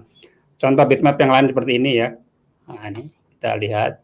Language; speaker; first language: Indonesian; native; Indonesian